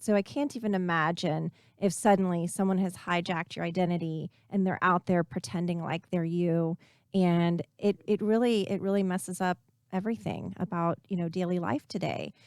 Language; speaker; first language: English; native; English